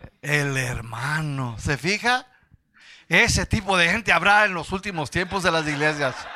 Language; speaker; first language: Spanish; early bilingual, heritage; Spanish